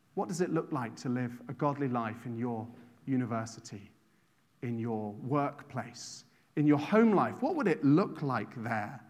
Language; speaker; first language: English; native; English